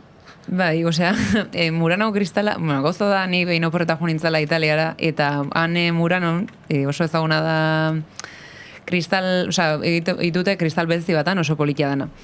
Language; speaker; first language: Basque; native; Basque